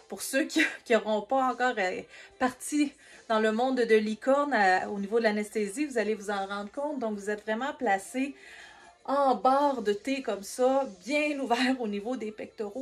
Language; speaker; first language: French; native; French